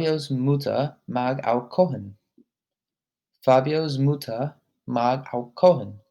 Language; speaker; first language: German; non-native, learner; English